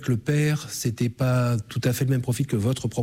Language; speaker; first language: French; native; French